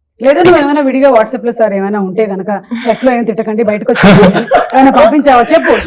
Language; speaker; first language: Telugu; non-native, local second language; Malayalam